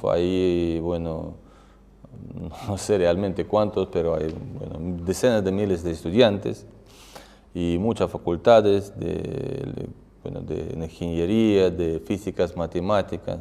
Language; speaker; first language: Spanish; non-native, fluent; Russian